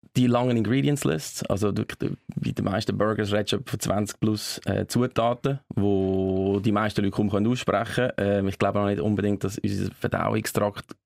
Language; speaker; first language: German; native; German